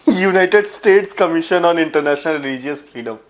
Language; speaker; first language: Hindi; native; Hindi